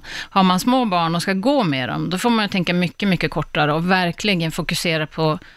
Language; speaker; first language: Swedish; native; Swedish